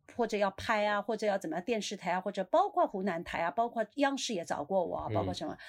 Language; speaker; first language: Chinese; native; Chinese